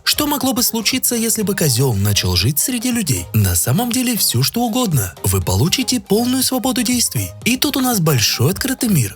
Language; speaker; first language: Russian; native; Russian